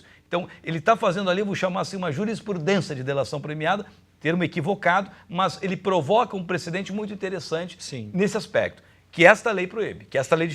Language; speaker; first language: Portuguese; native; Portuguese